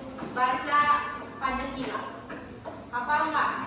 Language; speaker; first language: Indonesian; native; Indonesian